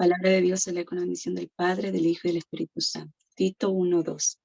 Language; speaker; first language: Spanish; native; Spanish